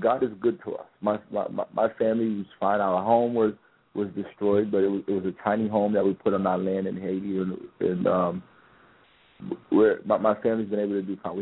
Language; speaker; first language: English; non-native, fluent; Haitian Creole